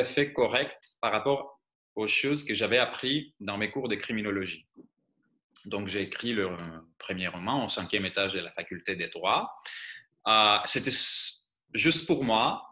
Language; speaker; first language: French; non-native, fluent; Greek